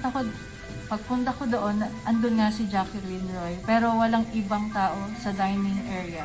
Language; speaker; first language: Filipino; native; Filipino